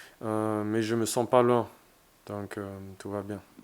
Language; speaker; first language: French; non-native, fluent; German